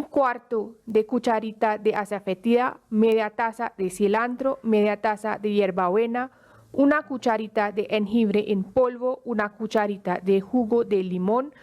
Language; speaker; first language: Spanish; non-native, fluent; Hindi